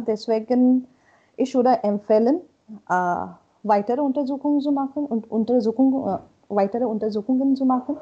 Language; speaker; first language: German; non-native, learner; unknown